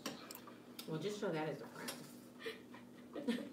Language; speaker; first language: English; native; English